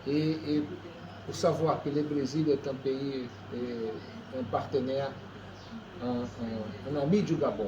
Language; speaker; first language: French; non-native, fluent; Portuguese